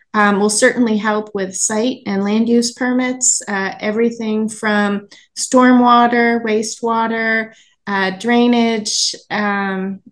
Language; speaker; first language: English; native; English